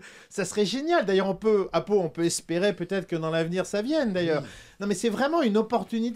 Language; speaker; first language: French; native; French